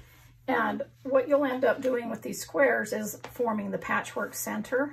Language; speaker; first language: English; native; English